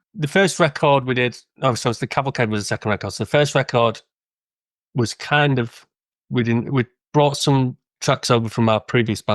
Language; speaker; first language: English; native; English